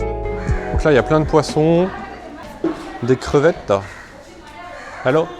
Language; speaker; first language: French; native; French